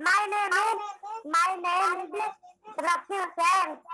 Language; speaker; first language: English; non-native, learner; Hindi